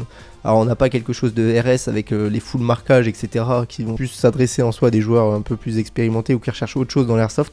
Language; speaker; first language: French; native; French